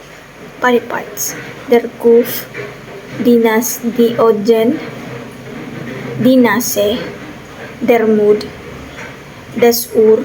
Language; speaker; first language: German; non-native, learner; Bikol